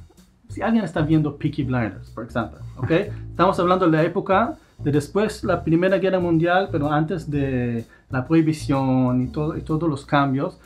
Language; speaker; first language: Spanish; non-native, fluent; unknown